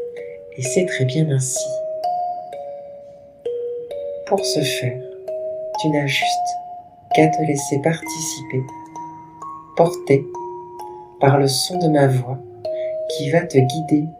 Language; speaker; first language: French; native; French